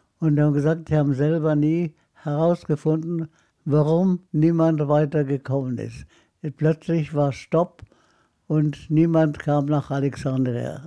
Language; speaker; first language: German; non-native, fluent; Arabic